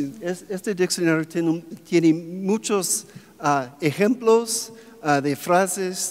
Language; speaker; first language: Spanish; non-native, fluent; English